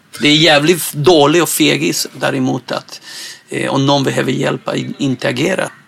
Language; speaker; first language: Swedish; non-native, fluent; Spanish